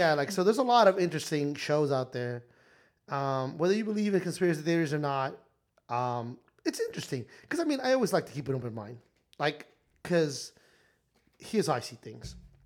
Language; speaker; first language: English; early bilingual, other home language; Spanish